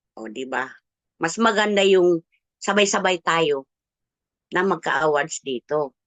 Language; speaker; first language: Filipino; non-native, local second language; Cebuano